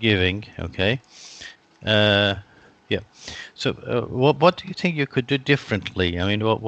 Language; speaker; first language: English; non-native, fluent; Persian